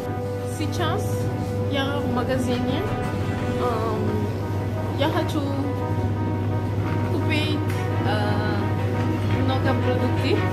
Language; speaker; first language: Russian; non-native, learner; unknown